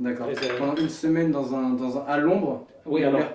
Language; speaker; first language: French; native; French